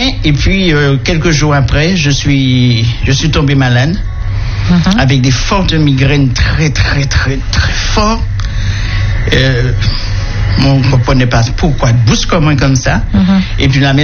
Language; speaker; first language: French; native; French